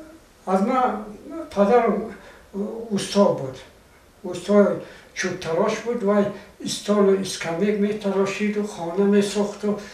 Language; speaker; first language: Persian; non-native, local second language; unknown